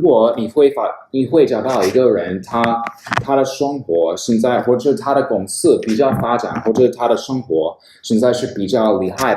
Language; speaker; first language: Chinese; non-native, fluent; English